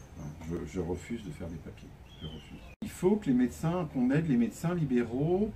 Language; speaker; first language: French; native; French